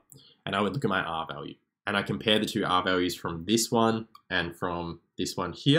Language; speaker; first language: English; native; English